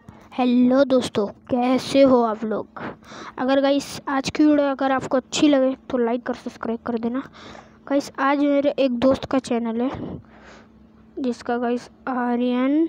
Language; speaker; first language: Hindi; native; Hindi